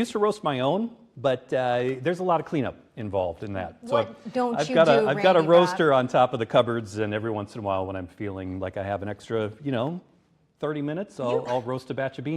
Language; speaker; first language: English; native; English